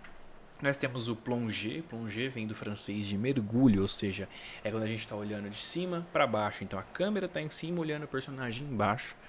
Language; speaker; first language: Portuguese; native; Portuguese